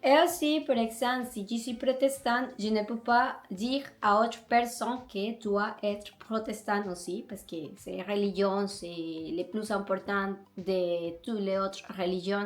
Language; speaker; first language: French; non-native, learner; Spanish